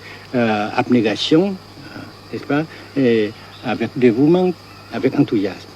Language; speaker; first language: French; non-native, fluent; Vietnamese